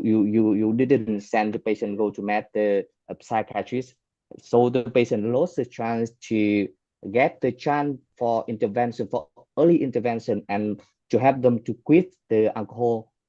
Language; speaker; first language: English; non-native, fluent; Vietnamese